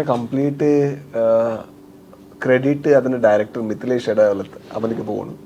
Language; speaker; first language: Malayalam; non-native, local second language; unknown